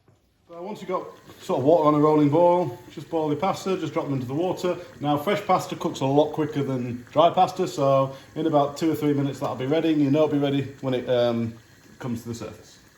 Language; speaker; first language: English; native; English